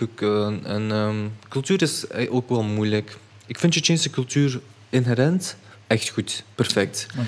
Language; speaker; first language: Dutch; early bilingual, other home language; Chechen